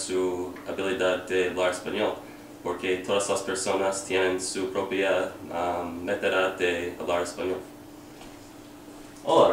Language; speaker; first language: Spanish; non-native, learner; English